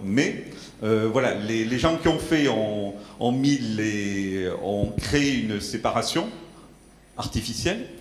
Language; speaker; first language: French; native; French